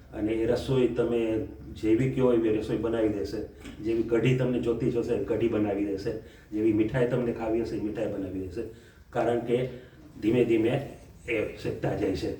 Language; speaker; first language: Gujarati; early bilingual, heritage; Gujarati